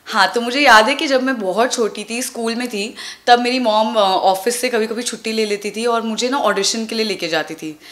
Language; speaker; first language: Hindi; non-native, local second language; Tulu